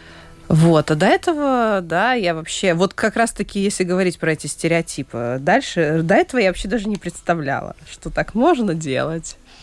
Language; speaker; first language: Russian; native; Russian